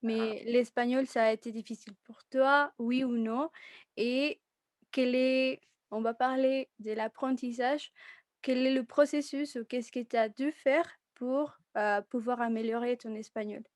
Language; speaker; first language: French; non-native, fluent; Spanish